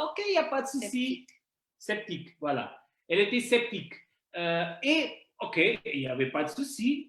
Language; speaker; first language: French; non-native, fluent; Portuguese